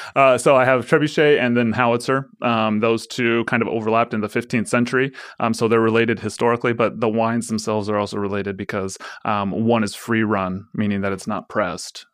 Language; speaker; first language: English; native; English